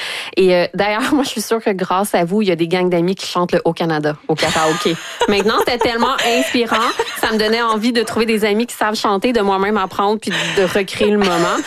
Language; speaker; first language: French; native; French